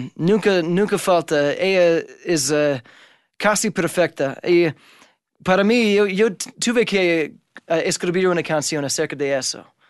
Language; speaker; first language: Spanish; non-native, fluent; English